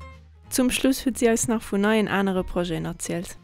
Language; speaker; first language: German; non-native, local second language; Luxembourgish